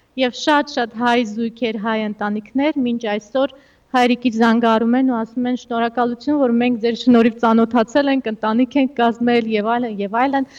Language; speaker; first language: Armenian; early bilingual, heritage; Armenian